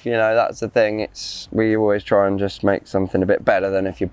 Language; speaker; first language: English; native; English